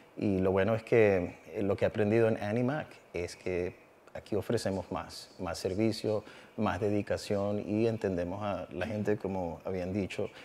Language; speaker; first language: Spanish; early bilingual, heritage; Spanish